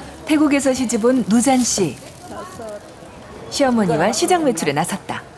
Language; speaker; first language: Korean; native; Korean